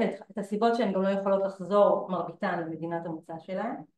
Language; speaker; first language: Hebrew; native; Hebrew